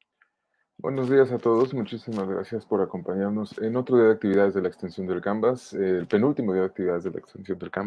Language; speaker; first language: Spanish; native; Spanish